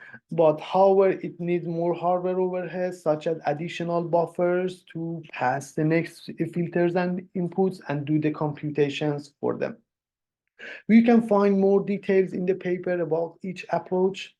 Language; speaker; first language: English; non-native, fluent; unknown